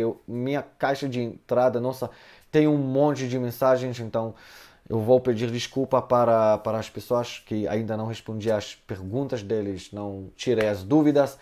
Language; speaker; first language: Portuguese; non-native, fluent; Hebrew